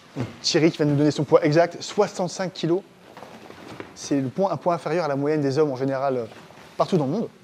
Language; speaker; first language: French; native; French